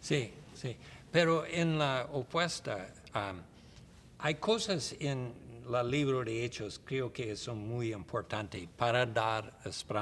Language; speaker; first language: Spanish; non-native, learner; English